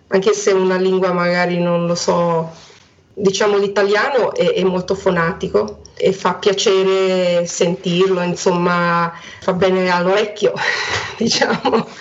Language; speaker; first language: Italian; non-native, fluent; Hungarian